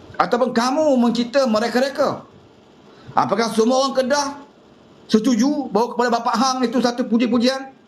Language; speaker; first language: Malay; native; Malay